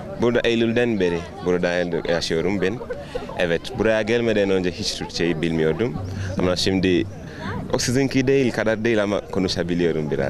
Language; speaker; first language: Turkish; non-native, learner; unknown